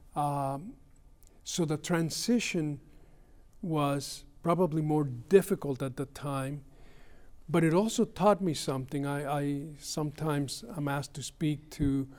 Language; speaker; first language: English; early bilingual, other home language; Spanish